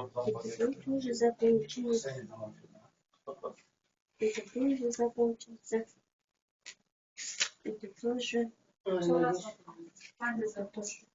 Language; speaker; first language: Russian; non-native, local second language; Uzbek